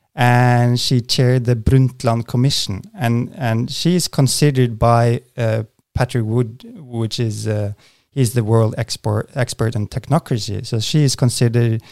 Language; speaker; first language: English; non-native, fluent; Norwegian